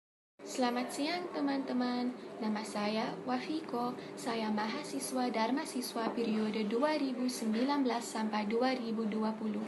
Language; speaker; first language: Indonesian; non-native, learner; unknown